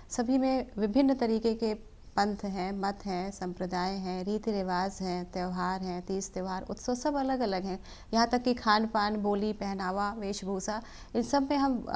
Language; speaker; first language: Hindi; native; Hindi